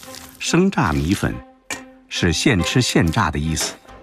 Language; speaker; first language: Chinese; native; Chinese